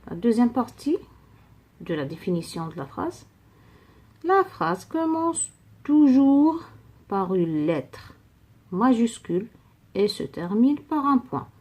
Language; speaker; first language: French; non-native, local second language; Arabic